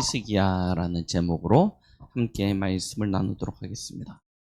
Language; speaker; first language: Korean; native; Korean